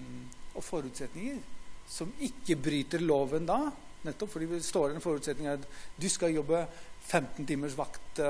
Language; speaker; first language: Norwegian; non-native, fluent; Greek